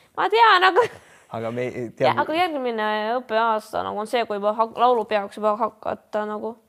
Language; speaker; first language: Estonian; non-native, local second language; Russian